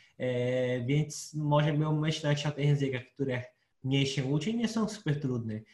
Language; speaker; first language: Polish; non-native, fluent; Portuguese